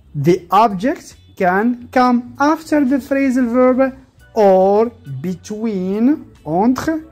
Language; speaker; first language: English; non-native, fluent; Arabic